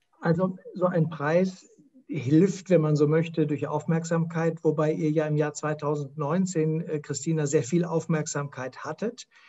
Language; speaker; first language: German; native; German